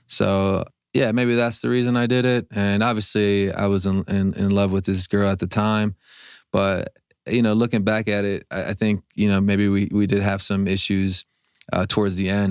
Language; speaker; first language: English; early bilingual, other home language; Spanish